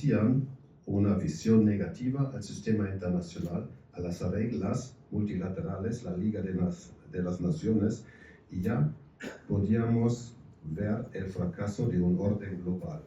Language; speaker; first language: Spanish; non-native, fluent; German